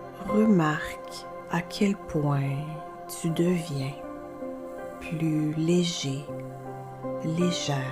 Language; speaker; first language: French; native; French